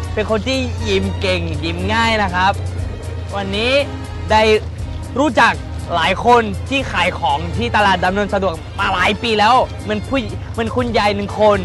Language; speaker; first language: Thai; early bilingual, other home language; Spanish